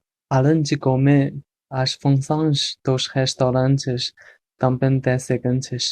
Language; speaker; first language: Portuguese; non-native, fluent; Chinese